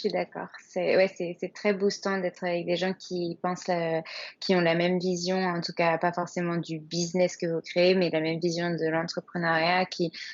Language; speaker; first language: French; native; French